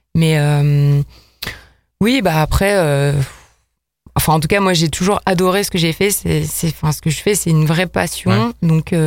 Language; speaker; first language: French; native; French